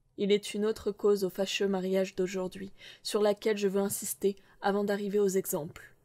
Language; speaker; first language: French; native; French